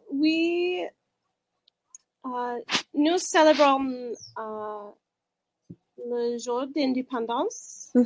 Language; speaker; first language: French; non-native, learner; English